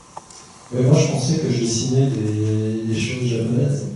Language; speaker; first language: French; early bilingual, other home language; Korean